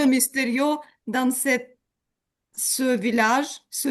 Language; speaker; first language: French; non-native, learner; Ukrainian